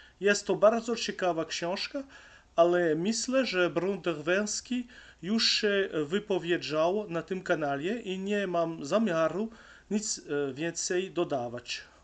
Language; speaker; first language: Polish; non-native, learner; French